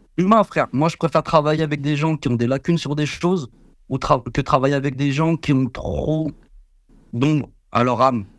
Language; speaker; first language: French; early bilingual, other home language; Vietnamese